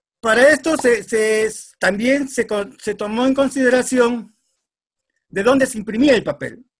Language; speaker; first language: Spanish; native; Spanish